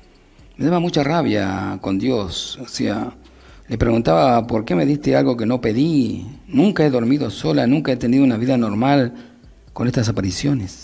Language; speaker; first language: Spanish; native; Spanish